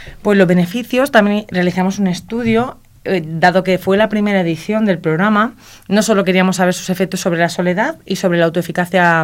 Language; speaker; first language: Spanish; native; Spanish